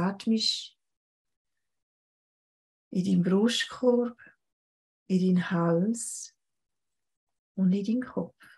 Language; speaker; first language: German; native; German